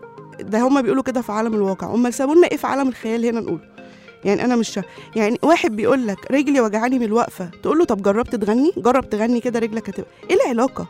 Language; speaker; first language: Arabic; native; Arabic